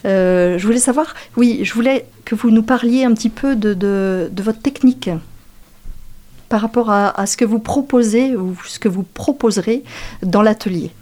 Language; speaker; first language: French; native; French